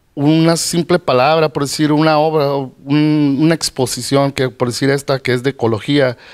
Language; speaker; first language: Spanish; early bilingual, heritage; Spanish